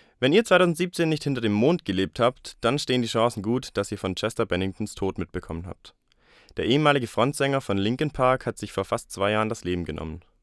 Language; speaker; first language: German; native; German